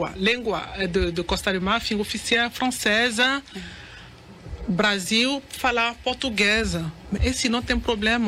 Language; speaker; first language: Portuguese; non-native, learner; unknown